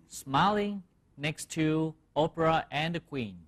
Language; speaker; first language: English; non-native, fluent; Thai